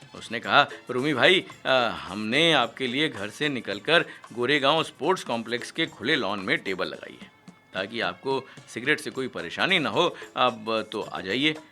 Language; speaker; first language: Hindi; native; Hindi